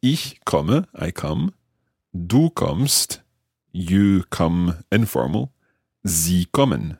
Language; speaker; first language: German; non-native, learner; English